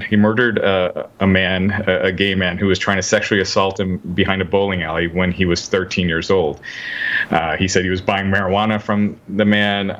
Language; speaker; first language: English; native; English